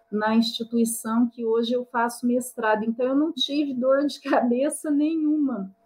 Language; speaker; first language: Portuguese; native; Portuguese